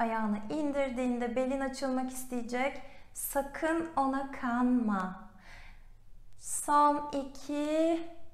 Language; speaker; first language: Turkish; native; Turkish